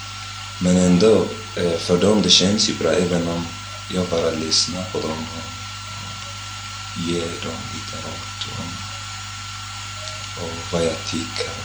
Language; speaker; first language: Swedish; non-native, fluent; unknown